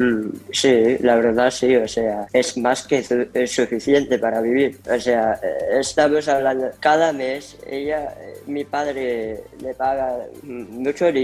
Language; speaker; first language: Spanish; early bilingual, heritage; Spanish